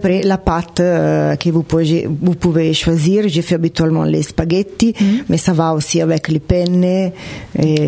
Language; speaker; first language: French; non-native, fluent; Italian